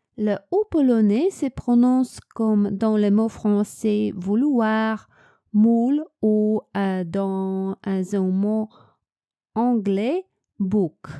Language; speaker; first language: French; non-native, fluent; Polish